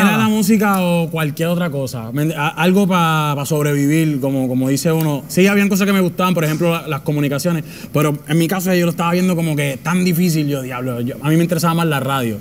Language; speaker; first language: Spanish; native; Spanish